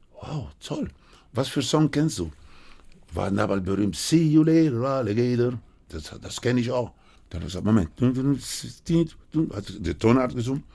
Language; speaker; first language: German; non-native, fluent; Spanish